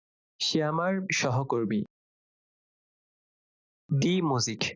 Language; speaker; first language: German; non-native, fluent; Bangla